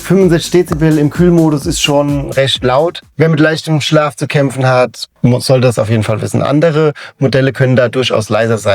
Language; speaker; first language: German; native; German